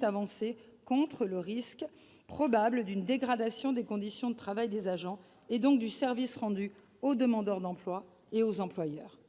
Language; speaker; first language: French; native; French